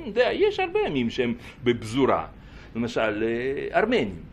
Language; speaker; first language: Hebrew; non-native, fluent; Russian